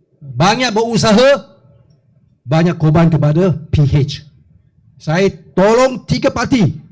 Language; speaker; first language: Malay; non-native, local second language; Chinese